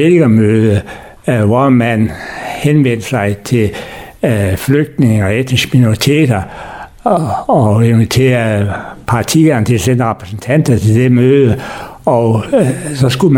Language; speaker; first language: Danish; native; Danish